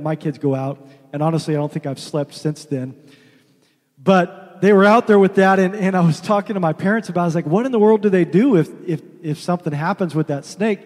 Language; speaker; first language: English; native; English